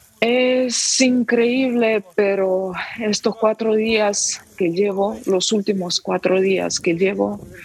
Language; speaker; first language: Spanish; non-native, fluent; Ukrainian